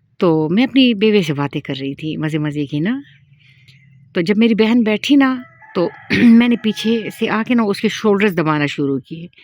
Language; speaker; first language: Urdu; non-native, local second language; Pashto